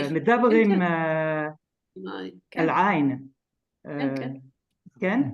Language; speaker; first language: Hebrew; non-native, learner; French